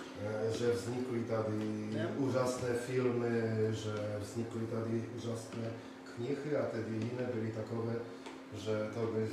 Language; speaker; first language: Czech; non-native, fluent; Polish